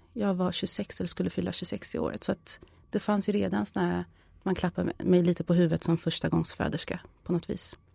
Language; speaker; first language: Swedish; early bilingual, other home language; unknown